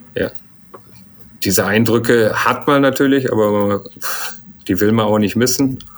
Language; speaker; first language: German; native; German